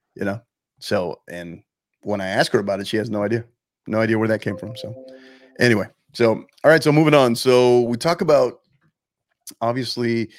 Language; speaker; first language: English; native; English